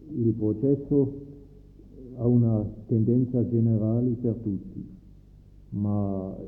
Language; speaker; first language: Italian; non-native, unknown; German